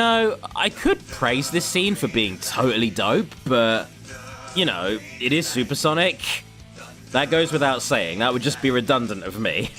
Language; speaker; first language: English; native; English